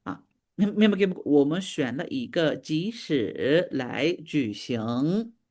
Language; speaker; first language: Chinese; non-native, fluent; Sinhala